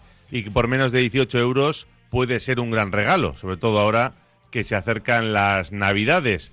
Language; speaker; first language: Spanish; native; Spanish